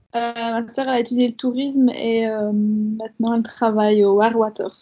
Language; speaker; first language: French; non-native, learner; Dutch